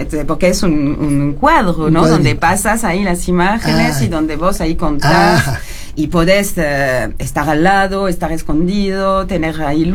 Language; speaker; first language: Spanish; non-native, fluent; French